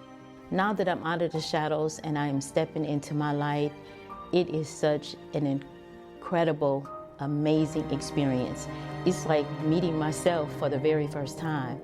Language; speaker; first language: English; native; English